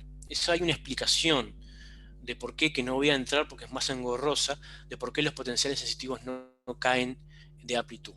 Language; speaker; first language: Spanish; native; Spanish